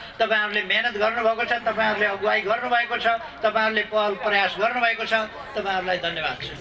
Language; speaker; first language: Nepali; native; Nepali